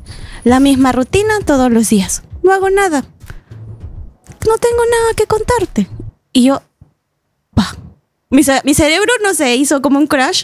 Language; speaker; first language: Spanish; native; Spanish